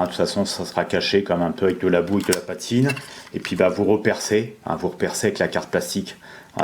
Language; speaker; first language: French; native; French